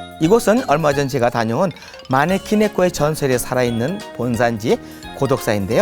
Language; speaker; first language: Korean; native; Korean